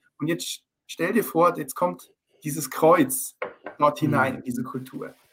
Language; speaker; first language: German; early bilingual, heritage; German